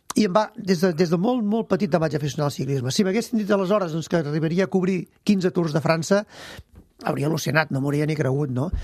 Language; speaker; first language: Catalan; native; Catalan